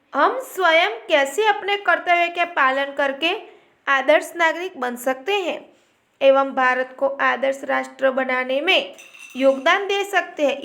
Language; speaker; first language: Hindi; non-native, local second language; Gujarati